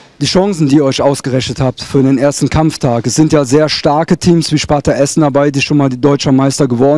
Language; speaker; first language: German; native; German